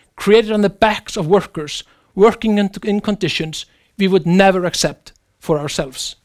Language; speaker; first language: English; non-native, fluent; Icelandic